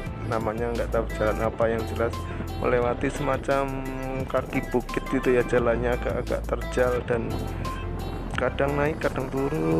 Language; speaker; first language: Indonesian; non-native, local second language; Javanese